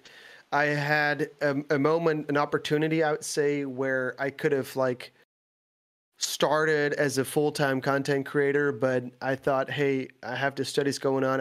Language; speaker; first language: English; non-native, fluent; Dutch